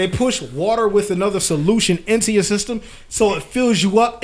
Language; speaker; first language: English; native; English